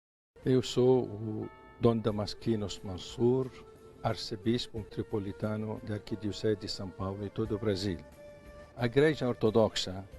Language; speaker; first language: Portuguese; non-native, fluent; Arabic